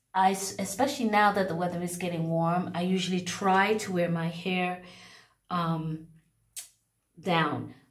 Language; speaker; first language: English; native; English